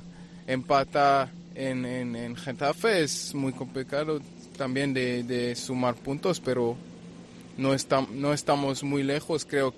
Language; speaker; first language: Spanish; non-native, fluent; German